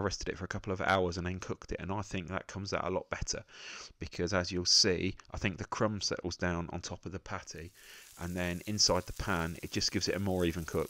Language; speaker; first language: English; native; English